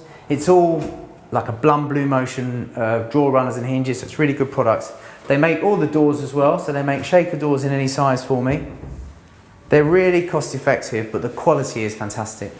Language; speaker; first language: English; native; English